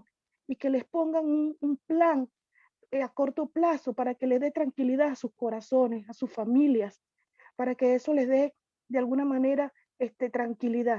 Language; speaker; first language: Spanish; native; Spanish